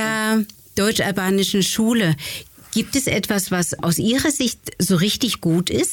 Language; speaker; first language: German; native; German